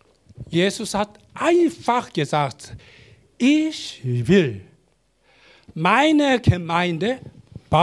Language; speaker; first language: German; non-native, learner; Korean